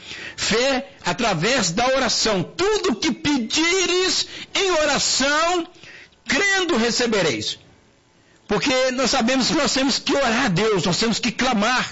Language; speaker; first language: Portuguese; native; Portuguese